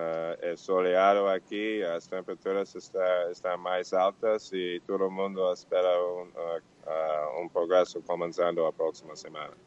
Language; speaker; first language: Portuguese; non-native, learner; Spanish